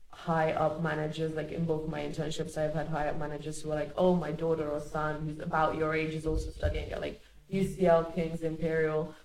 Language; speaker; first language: English; early bilingual, other home language; Hungarian